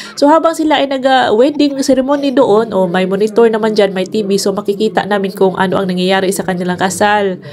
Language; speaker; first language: Filipino; non-native, local second language; Cebuano